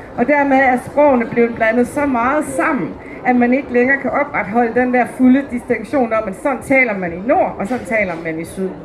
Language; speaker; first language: Danish; native; Danish